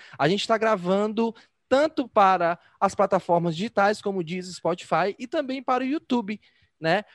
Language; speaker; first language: Portuguese; native; Portuguese